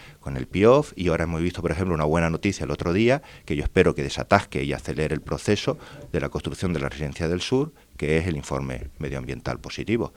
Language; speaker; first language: Spanish; native; Spanish